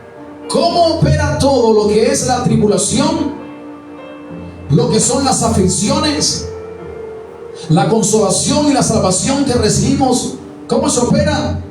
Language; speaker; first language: Spanish; native; Spanish